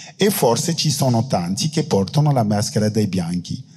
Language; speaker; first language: Italian; non-native, fluent; French